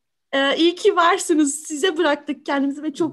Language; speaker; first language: Turkish; native; Turkish